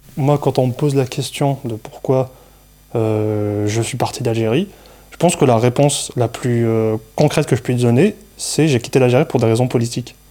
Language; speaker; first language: French; non-native, local second language; Arabic